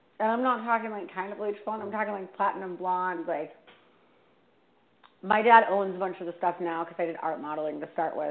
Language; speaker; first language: English; native; English